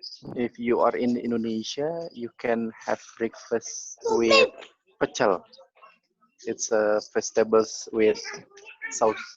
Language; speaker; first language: English; non-native, learner; Indonesian